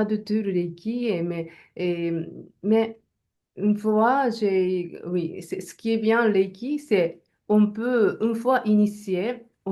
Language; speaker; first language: French; non-native, learner; Japanese